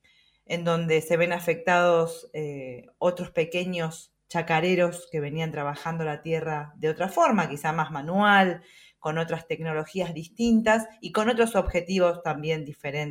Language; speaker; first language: Spanish; native; Spanish